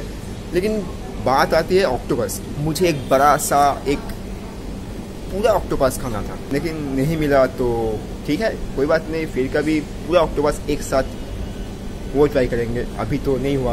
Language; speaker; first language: Hindi; non-native, local second language; Bangla